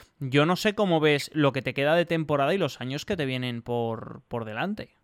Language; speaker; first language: Spanish; native; Spanish